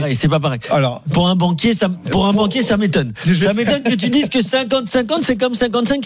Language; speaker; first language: French; native; French